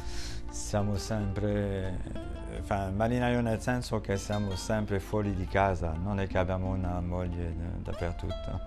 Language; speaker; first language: Italian; non-native, fluent; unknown